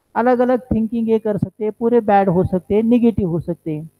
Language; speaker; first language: Hindi; non-native, local second language; Marathi